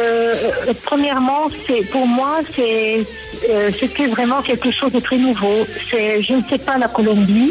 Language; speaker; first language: French; non-native, local second language; Arabic